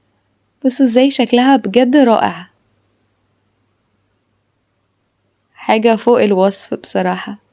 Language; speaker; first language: Arabic; native; Arabic